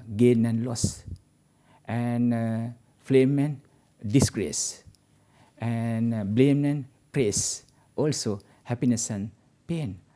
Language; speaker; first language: English; non-native, local second language; Sinhala